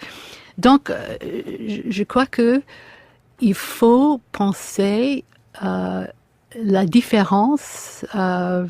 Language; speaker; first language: French; non-native, fluent; English